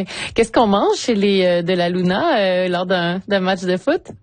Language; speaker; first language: French; native; French